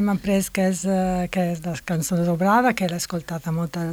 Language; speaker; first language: Catalan; non-native, fluent; Italian